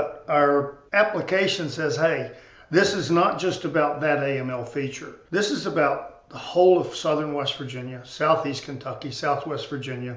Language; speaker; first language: English; native; English